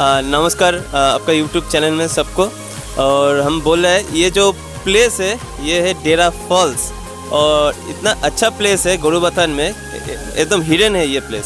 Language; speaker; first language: Hindi; non-native, local second language; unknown